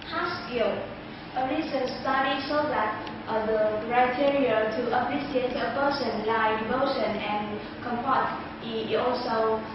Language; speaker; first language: English; non-native, learner; Vietnamese